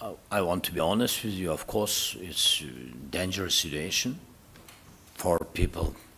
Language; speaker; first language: English; non-native, fluent; Russian